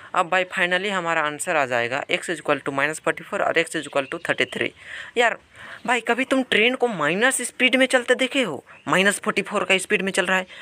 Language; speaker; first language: Hindi; native; Hindi